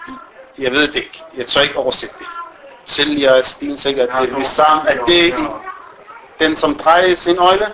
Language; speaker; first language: Danish; early bilingual, other home language; Arabic